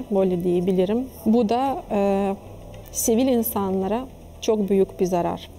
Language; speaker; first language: Turkish; non-native, fluent; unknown